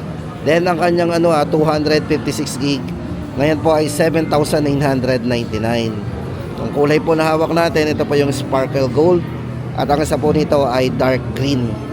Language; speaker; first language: Filipino; native; Filipino